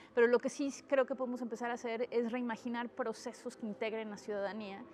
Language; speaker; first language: Spanish; native; Spanish